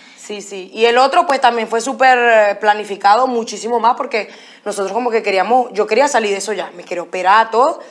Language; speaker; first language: Spanish; native; Spanish